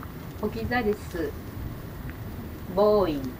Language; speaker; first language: Japanese; native; Japanese